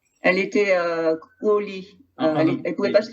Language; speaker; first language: French; non-native, fluent; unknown